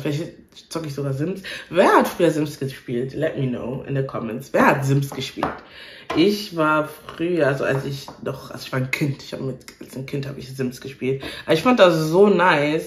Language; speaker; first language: German; native; German